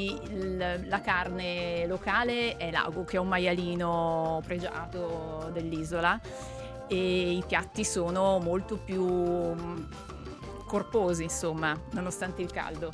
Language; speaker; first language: Italian; native; Italian